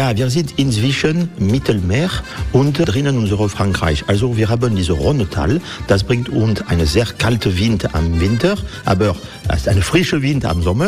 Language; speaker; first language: German; non-native, fluent; French